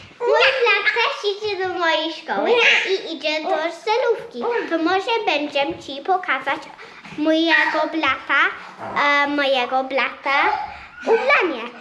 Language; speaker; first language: Polish; early bilingual, heritage; Polish